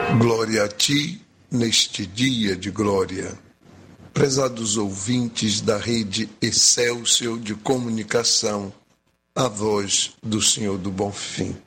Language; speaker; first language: Portuguese; native; Portuguese